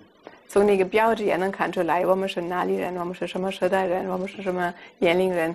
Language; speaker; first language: Chinese; non-native, fluent; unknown